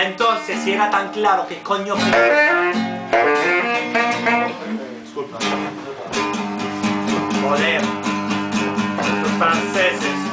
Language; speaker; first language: Spanish; non-native, fluent; Italian